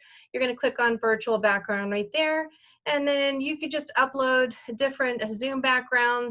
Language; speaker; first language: English; native; English